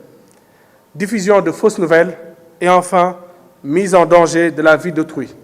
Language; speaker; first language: French; non-native, local second language; Wolof